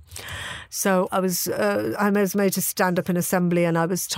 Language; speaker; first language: English; native; English